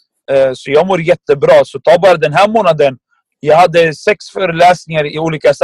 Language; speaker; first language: Swedish; non-native, fluent; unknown